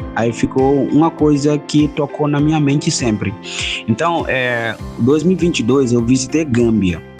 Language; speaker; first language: Portuguese; non-native, fluent; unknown